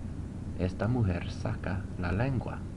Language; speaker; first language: Spanish; non-native, fluent; English